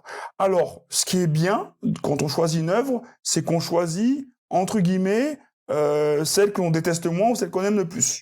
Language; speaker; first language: French; native; French